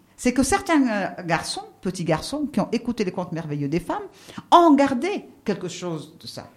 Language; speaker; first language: French; non-native, local second language; Arabic